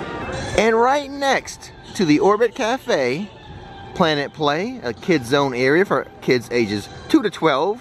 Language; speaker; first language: English; native; English